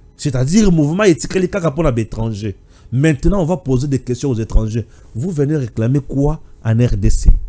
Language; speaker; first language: French; non-native, local second language; Luba-Lulua